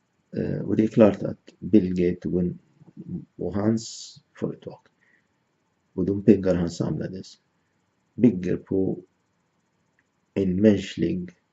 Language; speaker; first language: Swedish; non-native, fluent; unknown